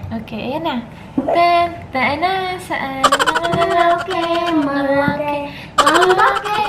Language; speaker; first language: Filipino; native; Filipino